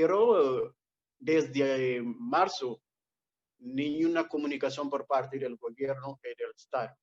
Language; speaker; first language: Spanish; non-native, fluent; Portuguese